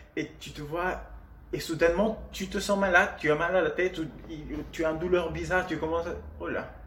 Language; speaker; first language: French; non-native, fluent; Spanish